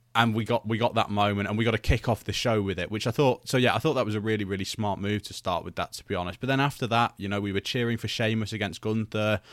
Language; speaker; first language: English; native; English